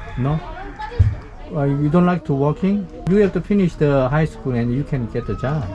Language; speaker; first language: English; non-native, learner; Korean